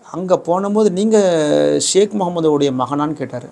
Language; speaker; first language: Tamil; native; Tamil